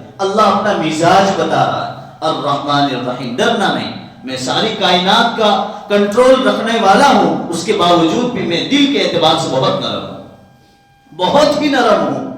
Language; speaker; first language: Urdu; non-native, local second language; Gujarati